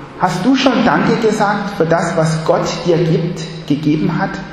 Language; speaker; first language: German; non-native, fluent; Chinese